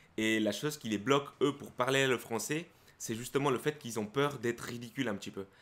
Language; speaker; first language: French; early bilingual, other home language; Spanish